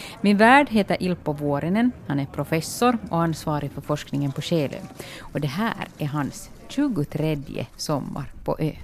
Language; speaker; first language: Swedish; native; Swedish